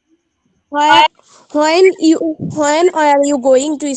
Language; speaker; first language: English; non-native, learner; Bangla